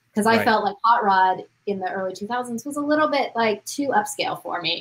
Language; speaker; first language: English; native; English